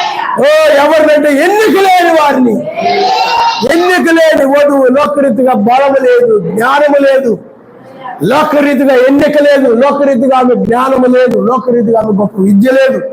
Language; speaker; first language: Telugu; native; Telugu